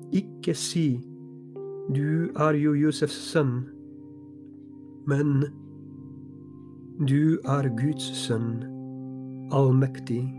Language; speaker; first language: Norwegian; non-native, fluent; Polish